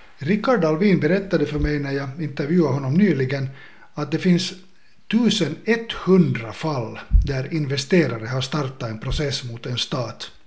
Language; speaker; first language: Swedish; native; Swedish